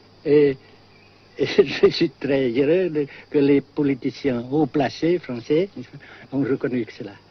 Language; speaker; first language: French; non-native, fluent; Vietnamese